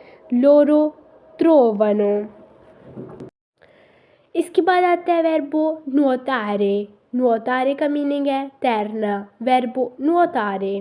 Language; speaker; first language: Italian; non-native, fluent; Urdu